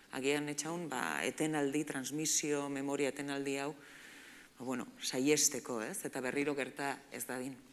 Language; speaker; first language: Basque; native; Basque